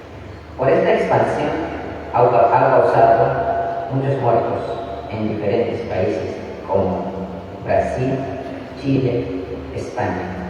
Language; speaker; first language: Spanish; non-native, local second language; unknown